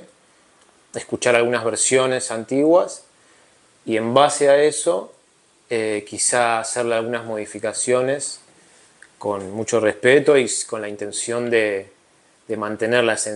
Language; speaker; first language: Spanish; native; Spanish